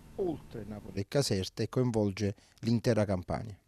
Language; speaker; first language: Italian; native; Italian